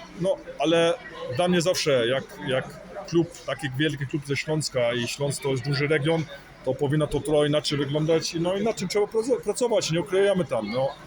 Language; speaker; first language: Polish; early bilingual, heritage; Polish